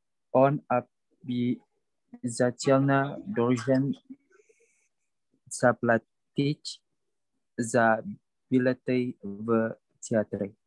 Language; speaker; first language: Russian; non-native, learner; Indonesian